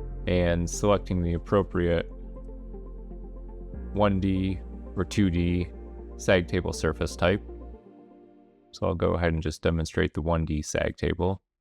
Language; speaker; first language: English; native; English